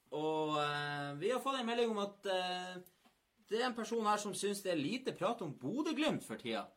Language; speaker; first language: Norwegian; native; Norwegian